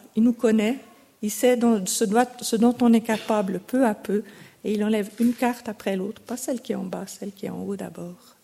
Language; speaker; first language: French; native; French